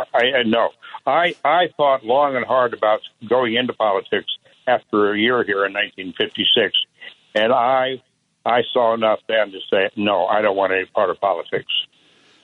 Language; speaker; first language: English; native; English